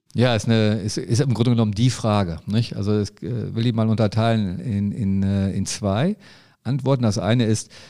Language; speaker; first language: German; native; German